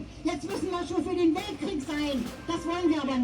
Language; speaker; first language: German; native; German